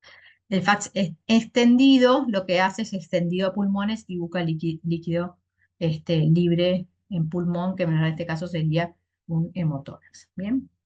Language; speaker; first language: Spanish; native; Spanish